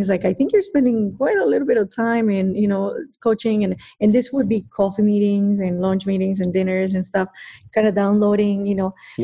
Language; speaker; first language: English; non-native, fluent; Spanish